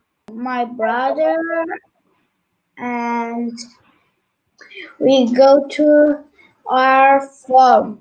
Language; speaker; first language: English; non-native, learner; Turkish